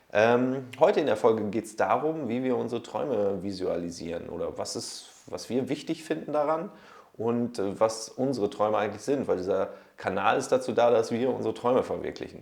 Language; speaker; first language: German; native; German